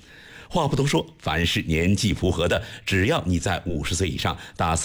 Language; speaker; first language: Chinese; native; Chinese